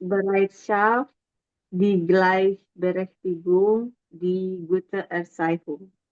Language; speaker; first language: German; non-native, learner; Indonesian